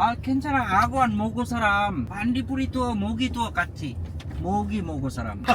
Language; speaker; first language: Korean; non-native, learner; Malay